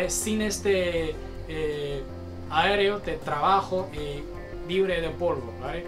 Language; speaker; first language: Spanish; non-native, learner; Chinese